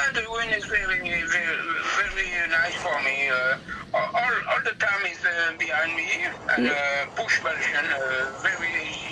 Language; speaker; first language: English; non-native, learner; French